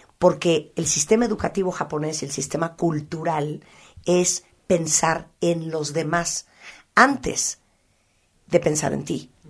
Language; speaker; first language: Spanish; native; Spanish